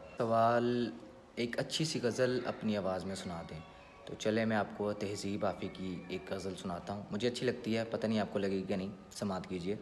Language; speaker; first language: Urdu; native; Urdu